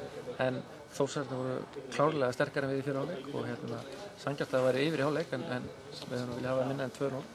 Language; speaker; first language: Icelandic; native; Icelandic